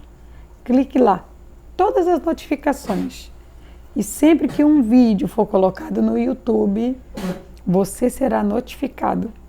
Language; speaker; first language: Portuguese; native; Portuguese